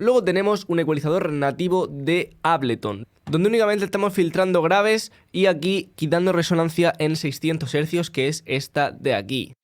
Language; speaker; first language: Spanish; native; Spanish